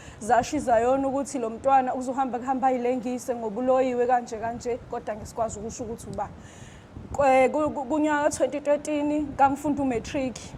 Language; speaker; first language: Zulu; native; Zulu